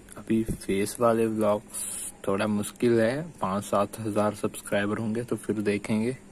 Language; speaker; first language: Hindi; non-native, local second language; Punjabi